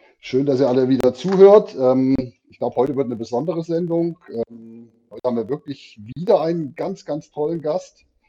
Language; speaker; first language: German; native; German